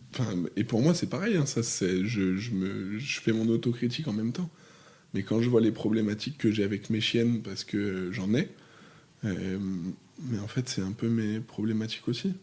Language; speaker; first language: French; native; French